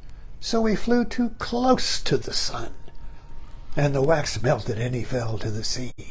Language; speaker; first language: English; native; English